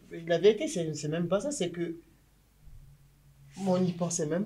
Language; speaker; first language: French; native; French